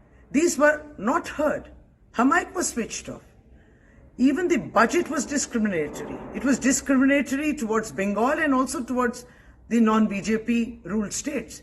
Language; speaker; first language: English; non-native, local second language; Bangla